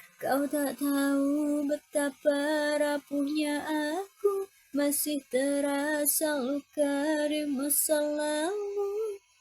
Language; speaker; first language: Indonesian; native; Indonesian